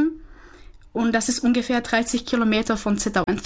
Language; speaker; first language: German; non-native, fluent; Czech